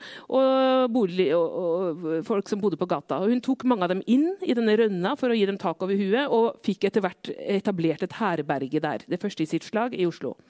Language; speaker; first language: Norwegian; native; Norwegian